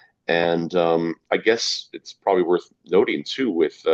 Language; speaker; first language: English; native; English